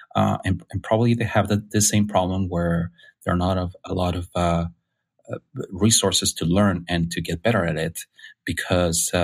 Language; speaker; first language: English; non-native, fluent; Spanish